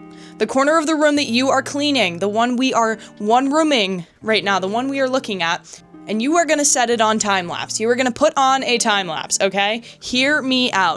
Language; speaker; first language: English; native; English